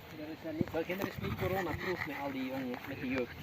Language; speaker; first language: Dutch; native; Dutch